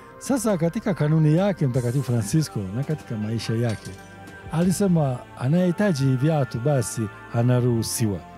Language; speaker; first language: Swahili; non-native, fluent; Italian